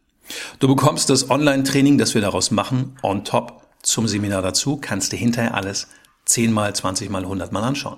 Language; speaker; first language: German; native; German